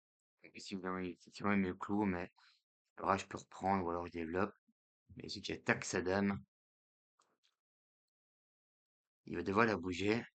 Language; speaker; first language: French; native; French